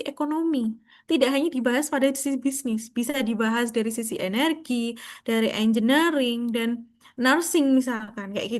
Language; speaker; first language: Indonesian; native; Indonesian